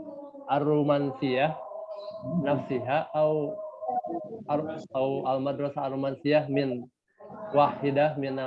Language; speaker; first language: Arabic; non-native, learner; Indonesian